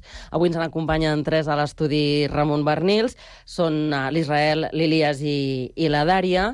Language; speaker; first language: Catalan; native; Catalan